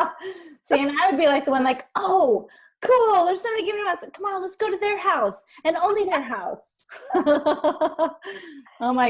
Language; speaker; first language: English; native; English